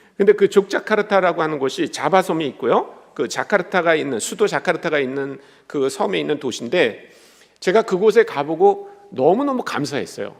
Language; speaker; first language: Korean; native; Korean